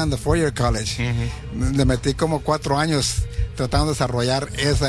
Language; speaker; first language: Spanish; early bilingual, heritage; Spanish